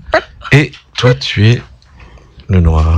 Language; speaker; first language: French; native; French